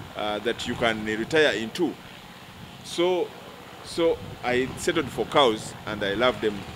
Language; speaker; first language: English; non-native, local second language; Ganda